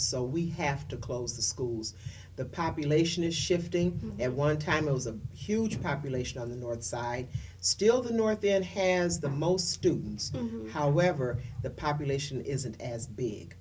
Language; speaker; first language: English; native; English